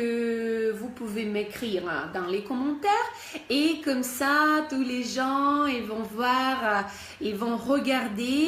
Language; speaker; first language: French; non-native, fluent; Russian